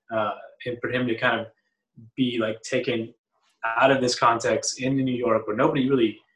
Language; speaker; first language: English; early bilingual, other home language; Spanish